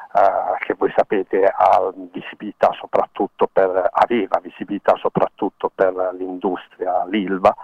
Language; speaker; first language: Italian; native; Italian